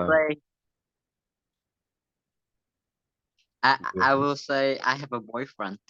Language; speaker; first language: English; non-native, learner; Vietnamese